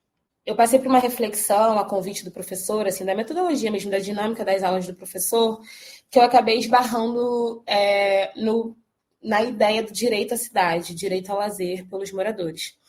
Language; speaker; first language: Portuguese; native; Portuguese